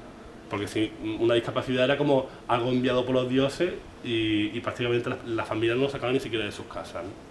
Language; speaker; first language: Spanish; native; Spanish